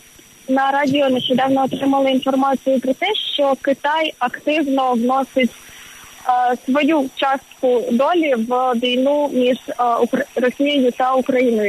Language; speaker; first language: Ukrainian; native; Ukrainian